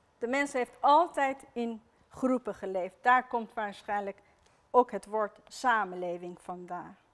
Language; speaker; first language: Dutch; non-native, fluent; Persian